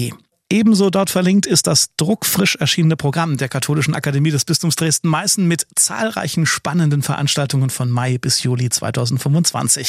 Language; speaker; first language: German; native; German